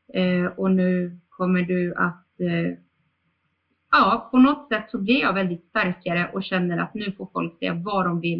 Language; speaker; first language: Swedish; early bilingual, other home language; Bosnian